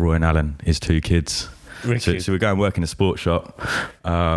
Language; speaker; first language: English; native; English